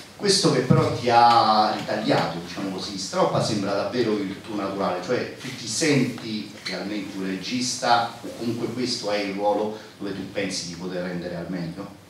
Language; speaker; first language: Italian; native; Italian